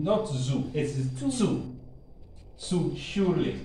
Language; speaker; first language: German; non-native, learner; Akan